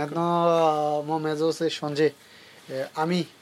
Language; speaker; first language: French; non-native, learner; Arabic